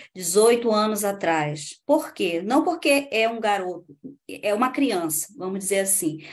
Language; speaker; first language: Portuguese; native; Portuguese